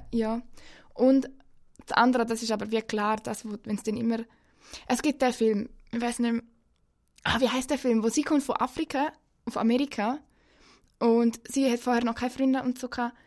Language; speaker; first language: German; native; German